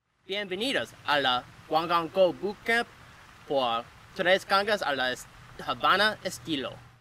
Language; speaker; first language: Spanish; non-native, learner; English